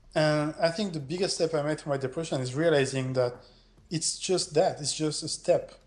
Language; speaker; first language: English; non-native, fluent; French